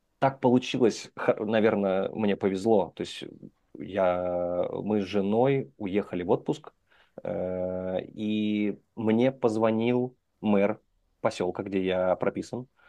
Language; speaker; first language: Russian; native; Russian